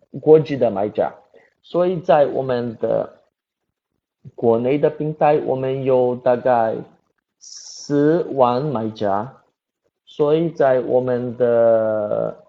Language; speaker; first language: Chinese; non-native, learner; Portuguese